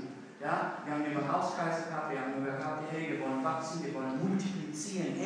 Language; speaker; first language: German; non-native, fluent; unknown